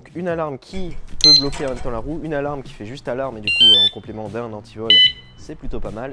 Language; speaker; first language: French; native; French